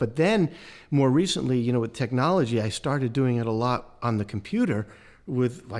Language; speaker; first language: English; native; English